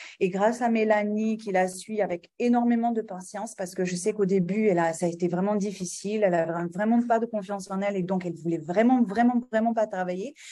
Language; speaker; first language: French; non-native, local second language; Arabic